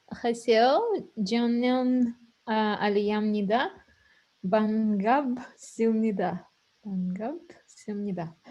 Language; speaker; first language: Korean; non-native, learner; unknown